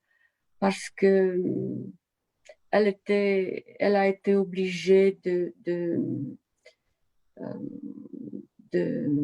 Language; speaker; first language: French; non-native, fluent; Romanian